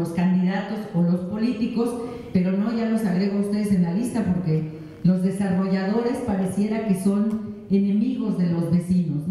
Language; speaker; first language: Spanish; native; Spanish